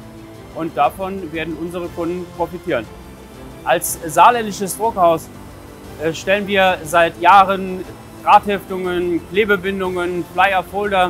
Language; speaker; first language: German; native; German